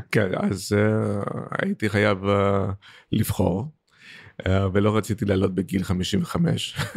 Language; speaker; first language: Hebrew; non-native, fluent; Greek